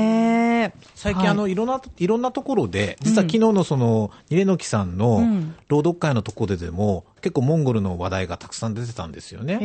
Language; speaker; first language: Japanese; native; Japanese